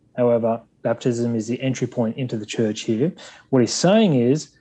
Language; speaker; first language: English; native; English